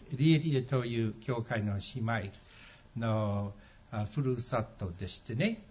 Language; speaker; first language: Japanese; non-native, fluent; English